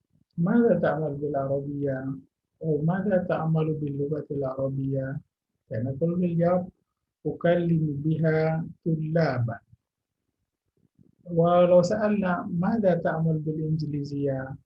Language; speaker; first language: Arabic; non-native, fluent; Indonesian